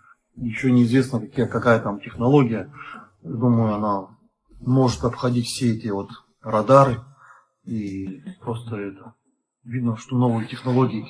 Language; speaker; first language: Russian; native; Russian